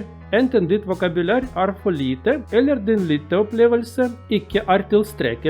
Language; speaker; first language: Norwegian; non-native, learner; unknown